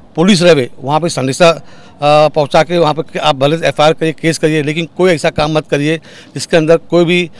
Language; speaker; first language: Hindi; non-native, local second language; Urdu